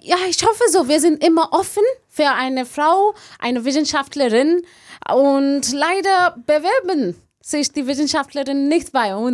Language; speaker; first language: German; non-native, learner; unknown